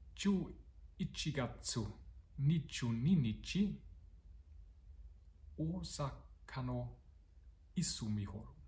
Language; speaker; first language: Japanese; non-native, learner; German